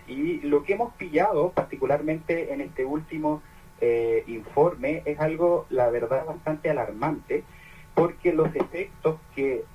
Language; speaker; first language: Spanish; native; Spanish